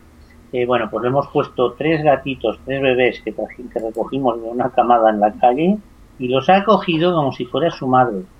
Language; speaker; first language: Spanish; native; Spanish